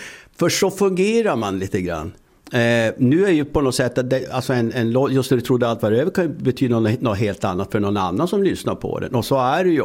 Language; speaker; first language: Swedish; native; Swedish